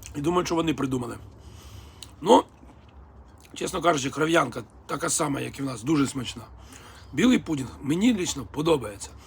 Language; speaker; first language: Ukrainian; native; Ukrainian